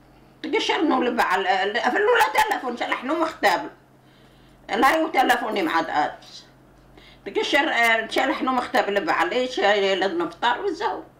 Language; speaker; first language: Hebrew; non-native, learner; Arabic